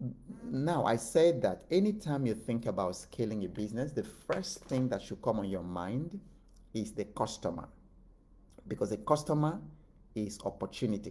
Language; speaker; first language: English; non-native, local second language; Igbo